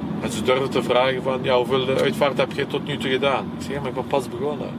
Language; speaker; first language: Dutch; early bilingual, other home language; Turkish